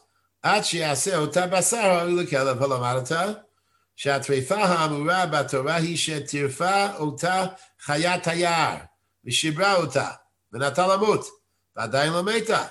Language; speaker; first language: Hebrew; non-native, fluent; English